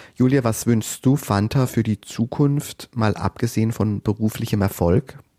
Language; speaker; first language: German; native; German